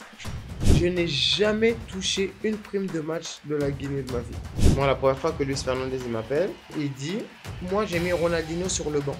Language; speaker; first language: French; native; French